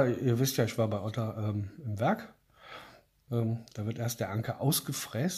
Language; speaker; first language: German; native; German